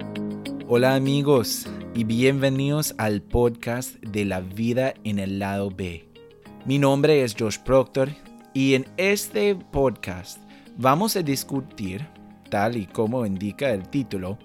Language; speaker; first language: Spanish; non-native, fluent; English